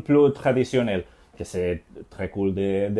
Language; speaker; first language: French; non-native, learner; Spanish